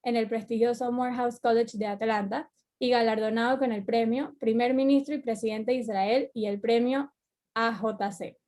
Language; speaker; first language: Spanish; native; Spanish